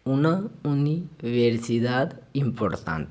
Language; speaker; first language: Spanish; non-native, fluent; Urdu